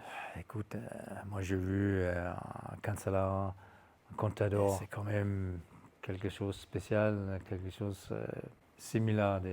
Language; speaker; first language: French; non-native, fluent; Danish